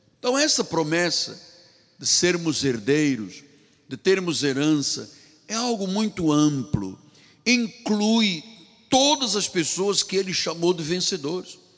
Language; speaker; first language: Portuguese; native; Portuguese